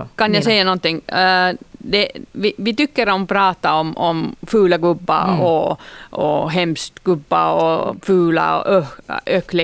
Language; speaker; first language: Swedish; non-native, local second language; Finnish